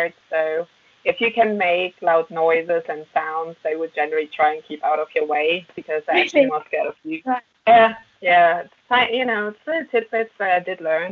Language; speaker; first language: English; non-native, fluent; German